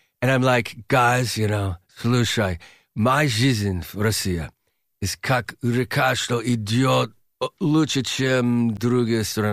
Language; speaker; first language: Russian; non-native, learner; English